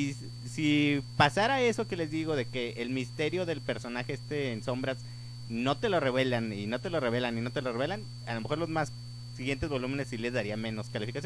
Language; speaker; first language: Spanish; native; Spanish